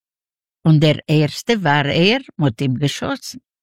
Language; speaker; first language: German; non-native, learner; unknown